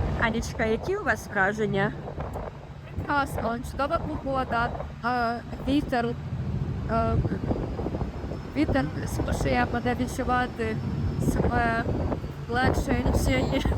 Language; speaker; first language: Ukrainian; native; Ukrainian